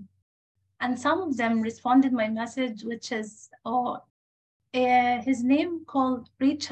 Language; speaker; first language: English; non-native, fluent; Arabic